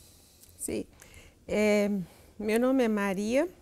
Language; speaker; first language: Spanish; non-native, learner; Portuguese